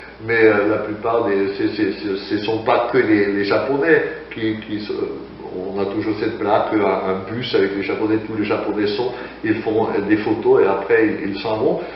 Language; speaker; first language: French; non-native, fluent; German